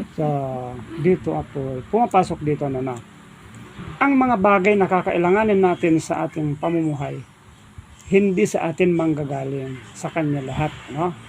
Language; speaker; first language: Filipino; non-native, local second language; Iloko